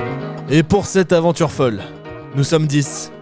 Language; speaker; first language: French; native; French